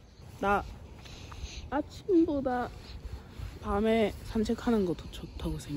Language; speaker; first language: Korean; non-native, fluent; English